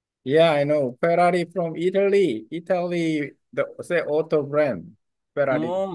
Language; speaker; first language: English; non-native, learner; Vietnamese